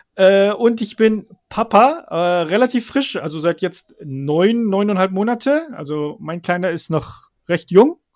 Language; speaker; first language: German; early bilingual, other home language; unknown